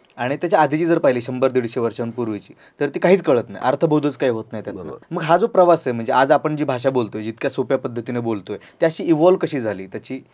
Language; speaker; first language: Marathi; native; Marathi